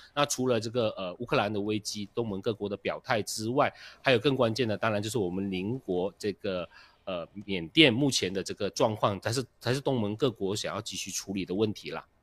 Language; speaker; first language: Chinese; native; Chinese